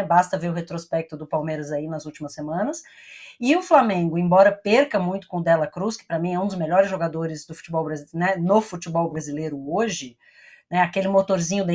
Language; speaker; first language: Portuguese; native; Portuguese